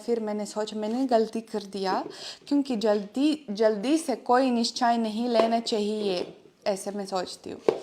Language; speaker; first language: Hindi; non-native, fluent; Russian